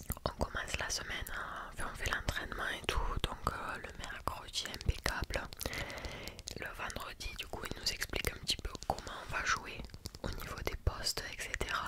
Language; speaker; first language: French; native; French